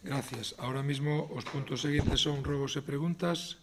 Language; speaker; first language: Spanish; native; Spanish